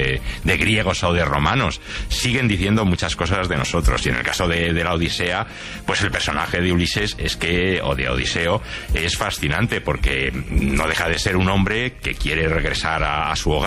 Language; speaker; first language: Spanish; native; Spanish